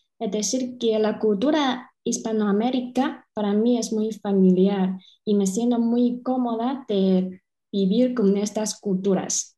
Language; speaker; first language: Spanish; non-native, fluent; Chinese